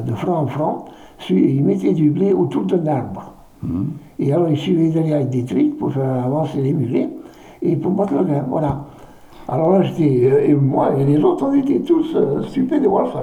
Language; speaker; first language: French; native; French